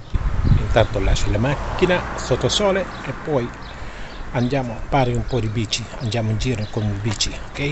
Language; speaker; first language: Italian; non-native, learner; Filipino